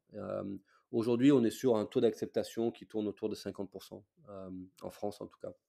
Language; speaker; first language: French; non-native, fluent; English